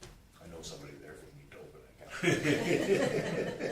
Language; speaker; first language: English; native; English